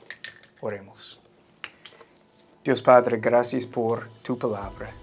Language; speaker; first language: Spanish; non-native, fluent; English